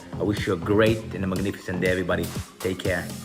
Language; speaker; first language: English; non-native, fluent; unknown